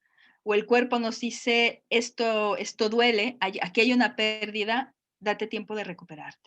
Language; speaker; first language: Spanish; native; Spanish